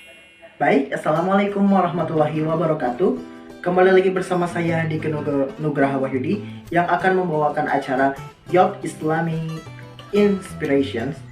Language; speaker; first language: Indonesian; native; Indonesian